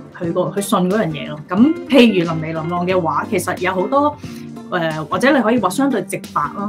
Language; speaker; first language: Cantonese; native; Cantonese